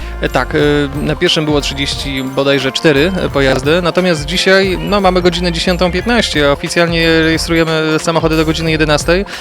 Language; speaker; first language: Polish; native; Polish